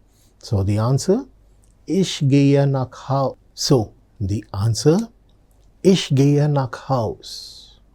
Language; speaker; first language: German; non-native, fluent; Telugu